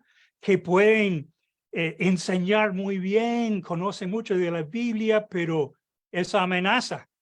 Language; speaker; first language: Spanish; non-native, fluent; English